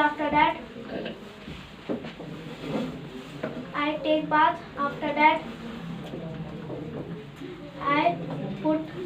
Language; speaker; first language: English; non-native, learner; Hindi